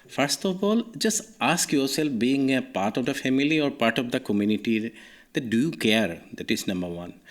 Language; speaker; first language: English; non-native, local second language; Assamese